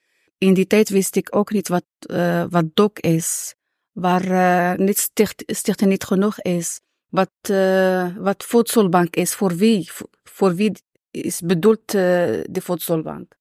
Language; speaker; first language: Dutch; non-native, fluent; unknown